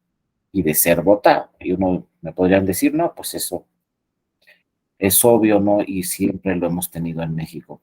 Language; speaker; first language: Spanish; native; Spanish